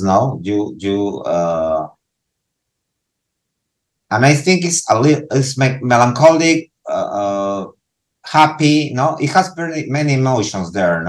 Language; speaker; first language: English; non-native, learner; Spanish